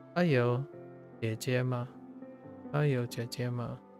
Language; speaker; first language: Chinese; non-native, learner; English